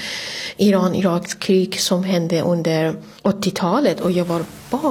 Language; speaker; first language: Swedish; non-native, fluent; Persian